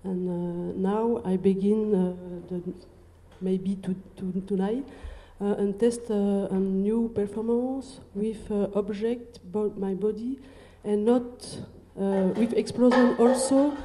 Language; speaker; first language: English; non-native, learner; French